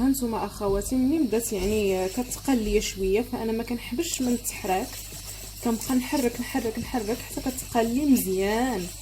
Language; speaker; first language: Arabic; native; Arabic